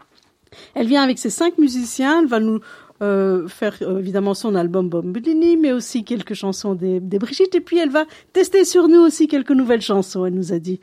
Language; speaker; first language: French; native; French